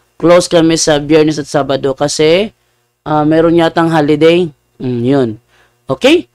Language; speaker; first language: Filipino; native; Filipino